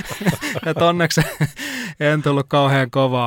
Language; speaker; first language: Finnish; native; Finnish